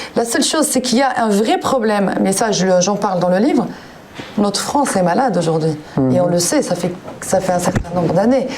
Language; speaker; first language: French; non-native, local second language; Arabic